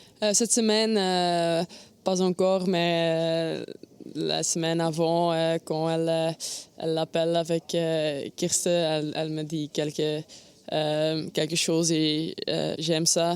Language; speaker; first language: French; non-native, learner; Dutch